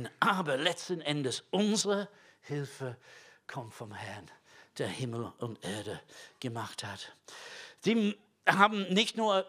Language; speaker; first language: German; non-native, fluent; English